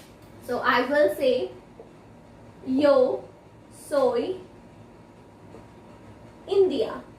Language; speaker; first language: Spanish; non-native, fluent; Hindi